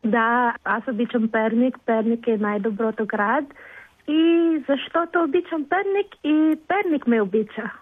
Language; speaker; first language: Bulgarian; non-native, learner; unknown